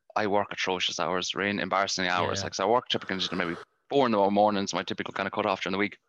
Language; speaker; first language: English; native; English